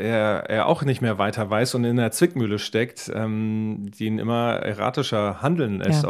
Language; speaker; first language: German; native; German